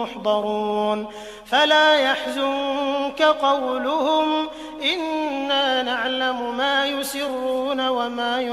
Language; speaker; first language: Arabic; native; Arabic